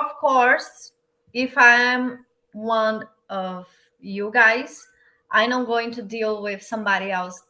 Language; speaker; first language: English; non-native, learner; Portuguese